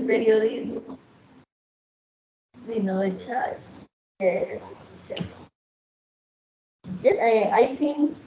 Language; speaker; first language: English; non-native, learner; Spanish